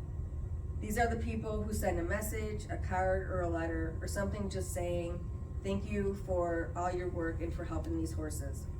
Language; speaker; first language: English; native; English